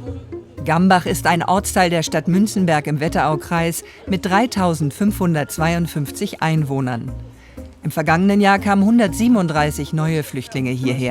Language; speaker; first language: German; native; German